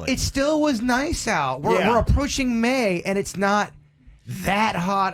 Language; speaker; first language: English; native; English